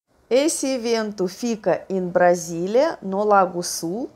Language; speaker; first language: Portuguese; non-native, fluent; Russian